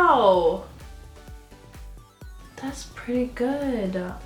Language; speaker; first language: English; native; English